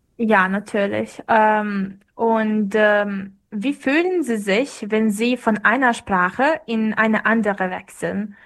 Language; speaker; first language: German; non-native, fluent; Serbian